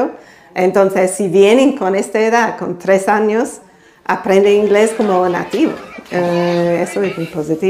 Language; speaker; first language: Spanish; non-native, fluent; English